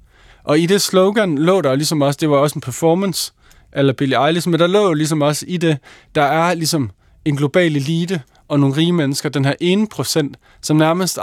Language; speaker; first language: Danish; native; Danish